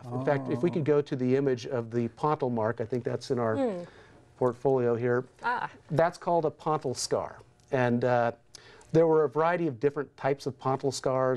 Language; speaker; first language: English; native; English